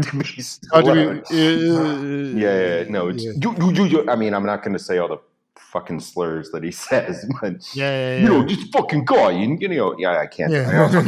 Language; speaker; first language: English; native; English